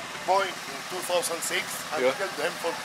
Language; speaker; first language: English; non-native, learner; Arabic